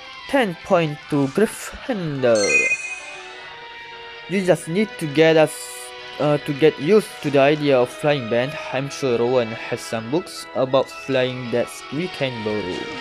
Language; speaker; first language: English; non-native, local second language; Malay